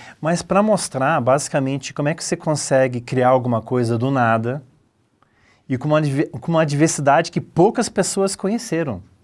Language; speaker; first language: Portuguese; early bilingual, other home language; English